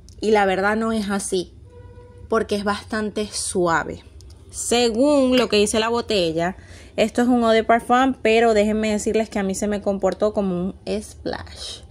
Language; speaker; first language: Spanish; native; Spanish